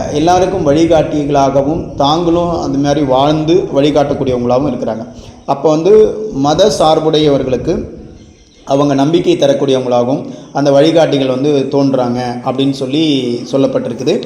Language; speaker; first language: Tamil; native; Tamil